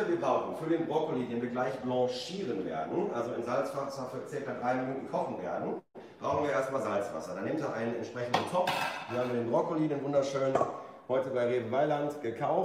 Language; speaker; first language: German; native; German